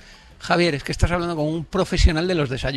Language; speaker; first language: Spanish; native; Spanish